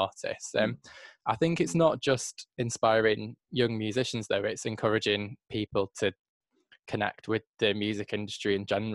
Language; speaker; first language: English; native; English